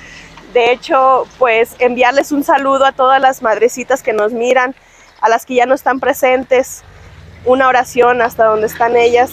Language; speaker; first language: Spanish; native; Spanish